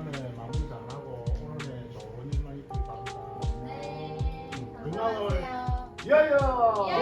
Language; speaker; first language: Korean; native; Korean